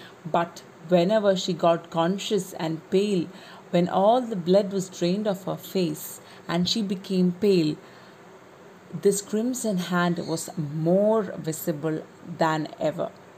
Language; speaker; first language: English; non-native, local second language; Malayalam